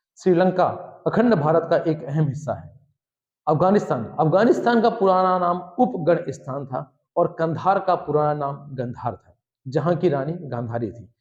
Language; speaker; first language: Hindi; native; Hindi